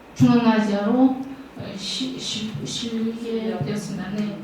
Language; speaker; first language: Korean; early bilingual, heritage; Russian